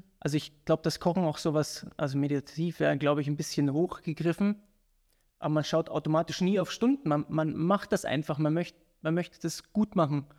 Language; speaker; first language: German; native; German